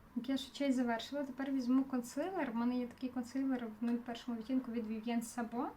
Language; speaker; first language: Ukrainian; non-native, local second language; Russian